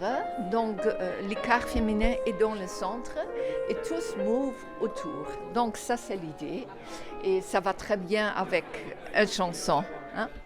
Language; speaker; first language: French; non-native, learner; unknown